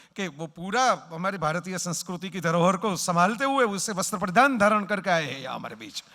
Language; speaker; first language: Hindi; non-native, local second language; Gujarati